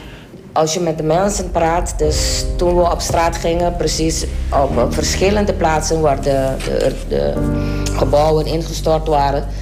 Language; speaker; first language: Dutch; non-native, local second language; Papiamento